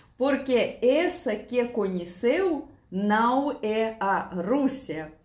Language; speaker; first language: Portuguese; non-native, learner; Russian